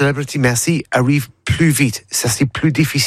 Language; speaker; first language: French; non-native, learner; English